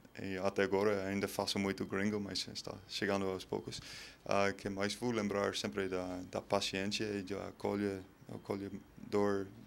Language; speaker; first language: Portuguese; non-native, fluent; English